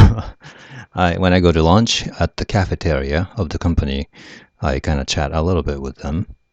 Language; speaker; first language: English; non-native, fluent; Japanese